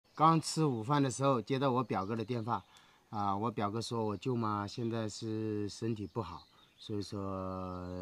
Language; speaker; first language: Chinese; native; Chinese